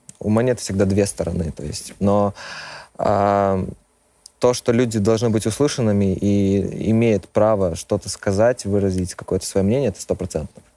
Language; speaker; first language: Russian; native; Russian